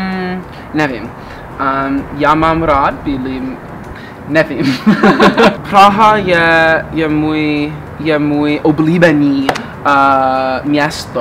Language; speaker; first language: Czech; early bilingual, heritage; English